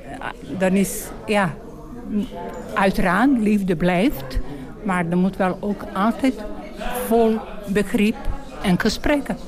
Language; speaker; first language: Dutch; non-native, learner; Bosnian